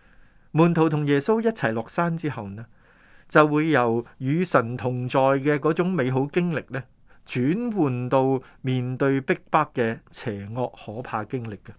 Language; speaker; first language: Chinese; non-native, local second language; Cantonese